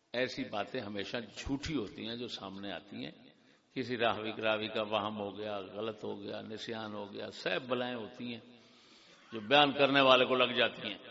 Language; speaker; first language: Urdu; non-native, local second language; Punjabi